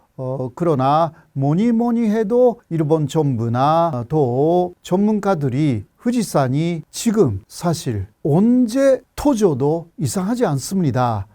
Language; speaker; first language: Korean; non-native, fluent; Japanese